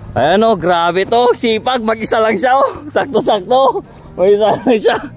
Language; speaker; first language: Filipino; non-native, local second language; Iloko